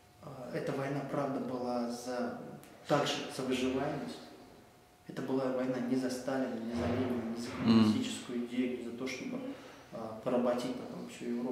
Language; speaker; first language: Russian; native; Russian